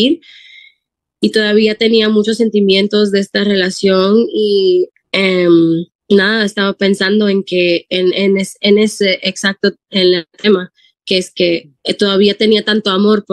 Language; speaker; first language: Spanish; early bilingual, heritage; Spanish